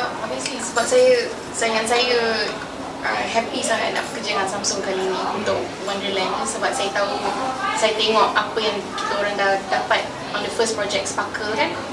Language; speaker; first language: Malay; native; Malay